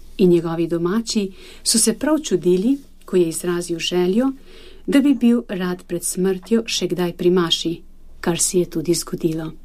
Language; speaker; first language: Slovenian; non-native, fluent; Albanian